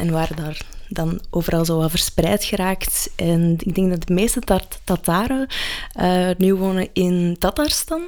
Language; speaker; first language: Dutch; early bilingual, other home language; Russian